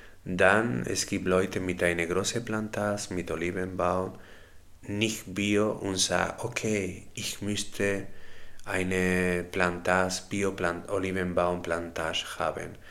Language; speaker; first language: German; non-native, learner; Spanish